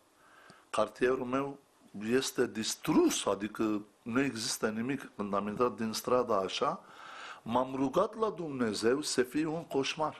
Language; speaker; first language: Romanian; non-native, fluent; Turkish